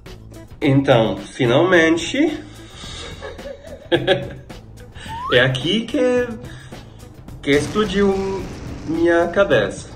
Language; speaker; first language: Portuguese; non-native, fluent; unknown